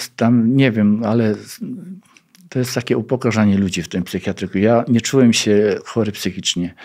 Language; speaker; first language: Polish; native; Polish